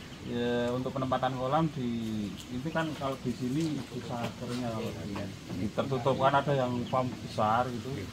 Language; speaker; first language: Indonesian; non-native, local second language; Javanese